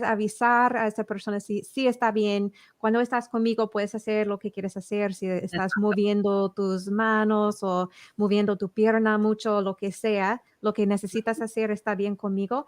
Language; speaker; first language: Spanish; early bilingual, heritage; English